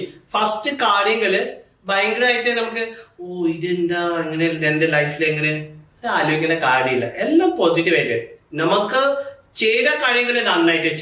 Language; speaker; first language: Malayalam; non-native, fluent; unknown